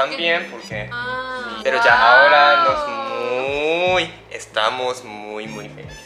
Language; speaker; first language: Spanish; non-native, learner; Japanese